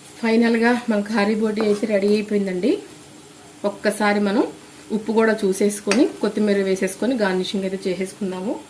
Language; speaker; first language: Telugu; non-native, local second language; Lambadi